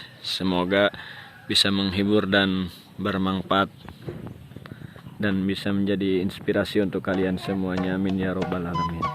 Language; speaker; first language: Indonesian; non-native, local second language; Sundanese